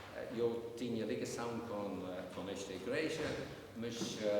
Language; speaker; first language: Portuguese; non-native, learner; English